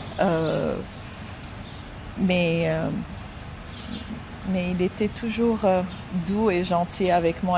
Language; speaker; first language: French; non-native, fluent; Arabic